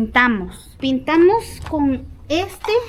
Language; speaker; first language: Spanish; native; Spanish